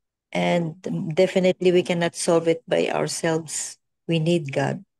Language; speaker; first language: English; non-native, local second language; Filipino